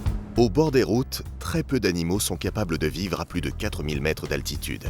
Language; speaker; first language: French; native; French